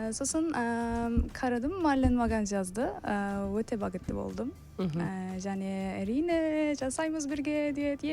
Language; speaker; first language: Kazakh; non-native, learner; Turkish